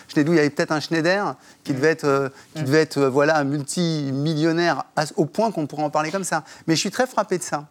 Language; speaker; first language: French; native; French